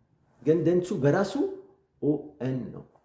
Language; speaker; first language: Amharic; non-native, learner; French